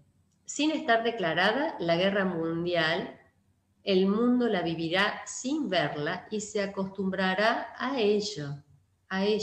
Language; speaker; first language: Spanish; native; Spanish